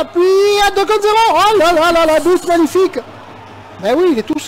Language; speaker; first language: French; native; French